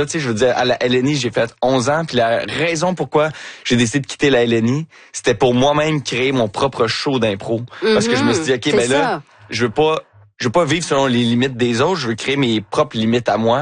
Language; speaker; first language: French; native; French